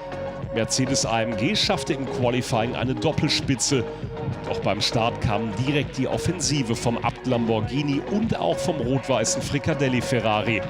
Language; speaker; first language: German; native; German